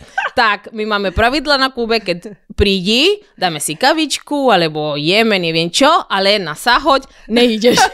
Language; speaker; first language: Slovak; non-native, fluent; Spanish